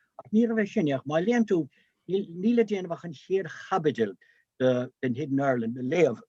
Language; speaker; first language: Irish; non-native, local second language; English